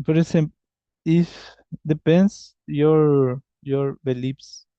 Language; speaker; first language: English; non-native, learner; Spanish